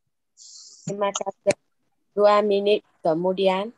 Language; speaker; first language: Indonesian; non-native, learner; Vietnamese